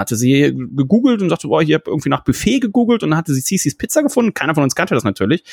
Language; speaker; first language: German; native; German